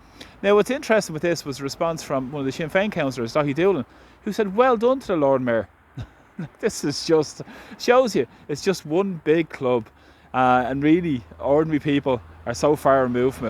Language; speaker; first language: English; native; English